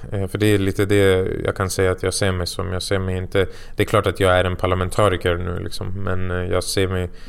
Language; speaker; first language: Swedish; early bilingual, other home language; Persian